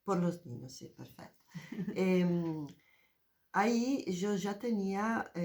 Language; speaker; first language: Spanish; non-native, fluent; Italian